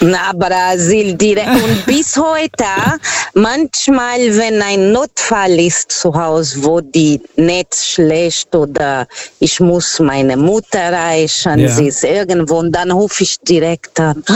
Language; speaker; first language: German; non-native, fluent; Portuguese